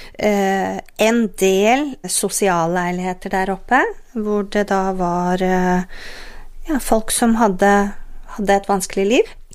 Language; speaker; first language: Norwegian; native; Norwegian